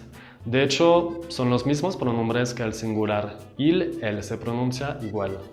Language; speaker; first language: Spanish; non-native, fluent; French